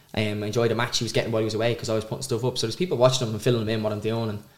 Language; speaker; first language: English; native; English